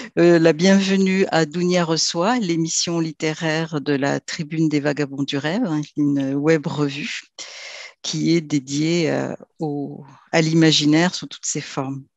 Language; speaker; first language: French; non-native, local second language; Arabic